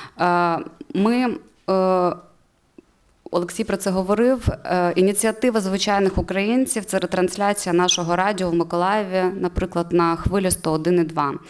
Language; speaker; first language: Ukrainian; native; Ukrainian